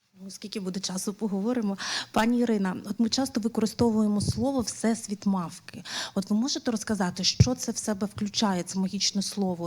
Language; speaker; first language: Ukrainian; native; Ukrainian